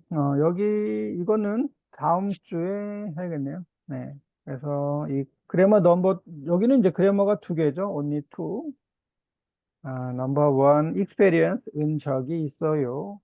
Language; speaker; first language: Korean; native; Korean